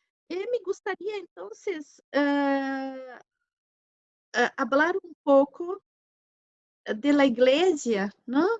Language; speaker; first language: Spanish; non-native, fluent; Portuguese